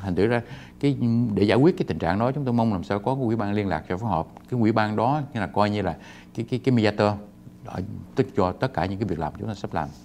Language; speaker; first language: Vietnamese; native; Vietnamese